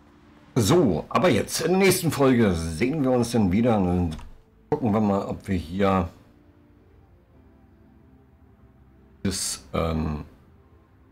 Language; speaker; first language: German; native; German